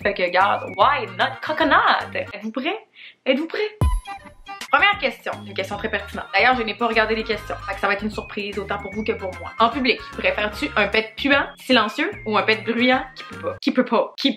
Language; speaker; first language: French; native; French